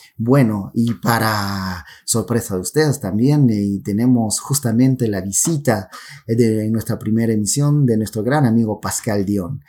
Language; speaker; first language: Spanish; native; Spanish